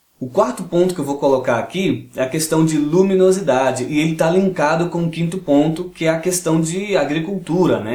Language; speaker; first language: Portuguese; native; Portuguese